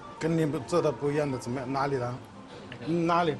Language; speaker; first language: Chinese; non-native, learner; Arabic